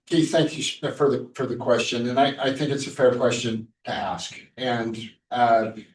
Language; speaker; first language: English; native; English